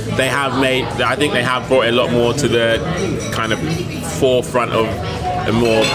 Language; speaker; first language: English; native; English